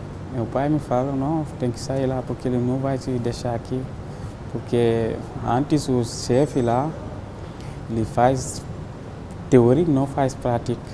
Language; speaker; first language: Portuguese; non-native, learner; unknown